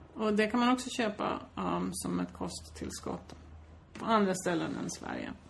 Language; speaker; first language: Swedish; native; Swedish